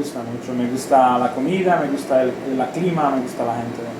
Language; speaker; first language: Spanish; non-native, learner; Romanian